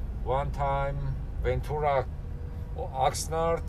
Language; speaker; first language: English; non-native, learner; Armenian